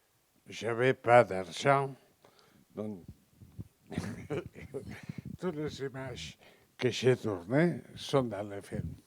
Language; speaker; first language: French; non-native, learner; Catalan